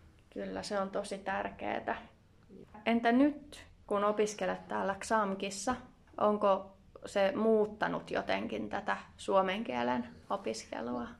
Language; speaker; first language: Finnish; native; Finnish